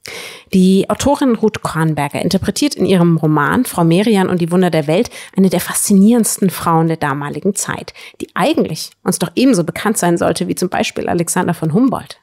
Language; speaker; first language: German; native; German